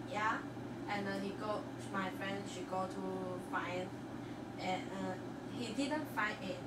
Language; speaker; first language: English; non-native, learner; Chinese